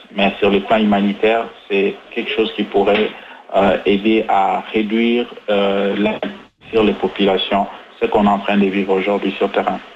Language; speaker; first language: French; non-native, fluent; Arabic